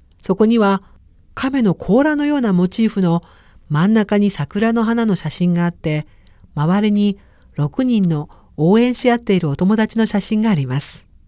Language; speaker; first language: Japanese; native; Japanese